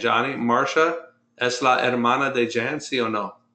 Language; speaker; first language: Spanish; non-native, fluent; English